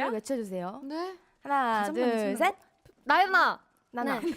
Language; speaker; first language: Korean; native; Korean